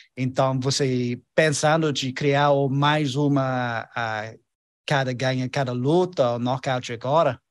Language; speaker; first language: Portuguese; non-native, learner; English